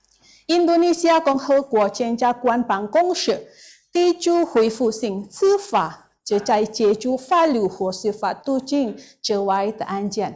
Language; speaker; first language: Chinese; non-native, learner; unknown